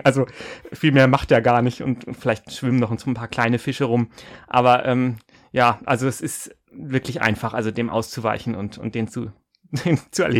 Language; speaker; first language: German; native; German